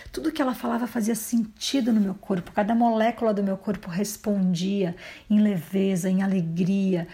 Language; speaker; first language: Portuguese; native; Portuguese